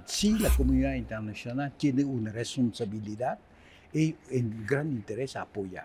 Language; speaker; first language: Spanish; non-native, fluent; Haitian Creole